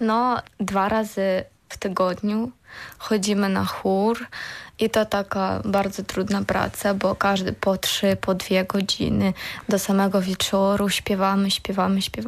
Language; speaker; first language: Polish; non-native, learner; Ukrainian